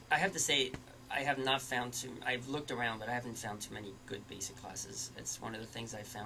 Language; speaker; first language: English; early bilingual, other home language; French